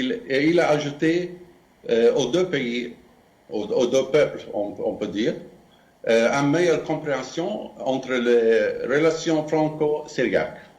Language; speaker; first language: French; non-native, fluent; Arabic